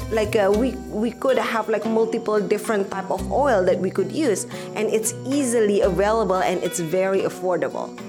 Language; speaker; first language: English; non-native, fluent; Indonesian